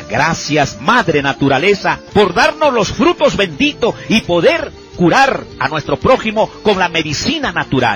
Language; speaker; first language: Spanish; native; Spanish